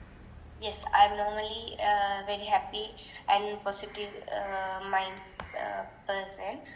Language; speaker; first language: English; non-native, learner; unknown